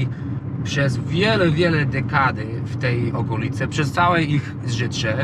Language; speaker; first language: Polish; non-native, learner; English